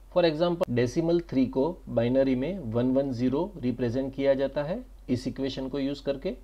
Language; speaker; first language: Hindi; non-native, local second language; Gujarati